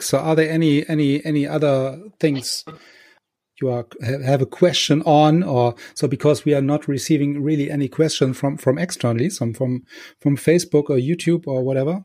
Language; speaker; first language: English; non-native, fluent; German